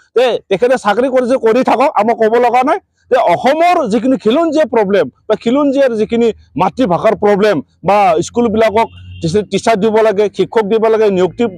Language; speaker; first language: Assamese; non-native, local second language; Bodo